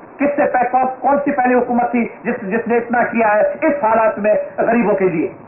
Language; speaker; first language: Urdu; non-native, local second language; Sindhi